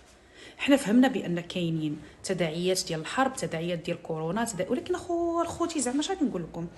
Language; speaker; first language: Arabic; native; Arabic